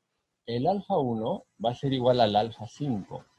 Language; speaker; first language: Spanish; native; Spanish